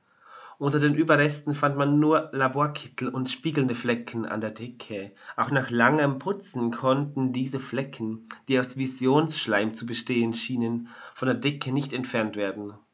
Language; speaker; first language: German; native; German